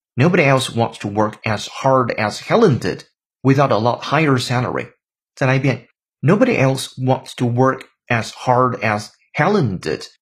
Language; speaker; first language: English; non-native, fluent; Chinese